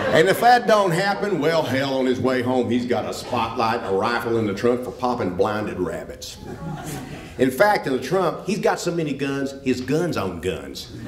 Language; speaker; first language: English; native; English